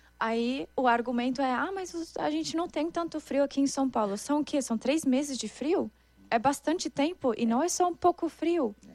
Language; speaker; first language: Portuguese; non-native, fluent; German